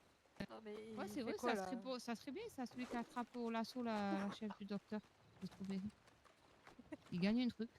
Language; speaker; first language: French; native; French